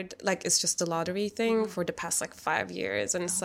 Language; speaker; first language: English; non-native, fluent; Turkish